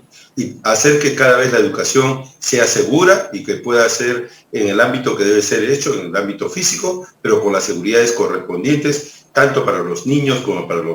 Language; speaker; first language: Spanish; native; Spanish